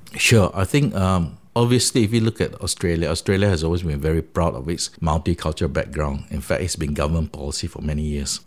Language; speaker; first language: English; non-native, local second language; Min Nan Chinese